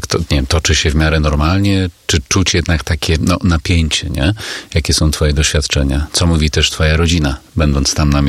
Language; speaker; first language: Polish; native; Polish